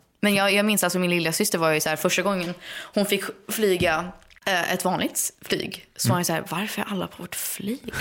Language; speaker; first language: Swedish; early bilingual, heritage; Swedish